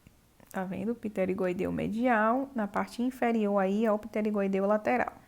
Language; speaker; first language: Portuguese; native; Portuguese